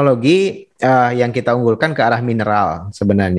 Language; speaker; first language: Indonesian; native; Indonesian